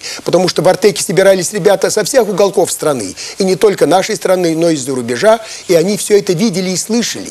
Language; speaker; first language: Russian; native; Russian